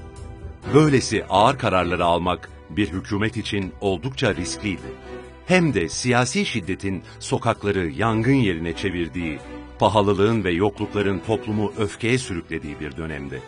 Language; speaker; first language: Turkish; native; Turkish